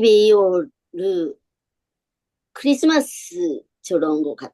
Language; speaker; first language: Korean; non-native, learner; Japanese